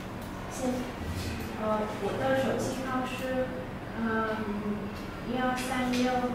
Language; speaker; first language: Chinese; non-native, learner; Vietnamese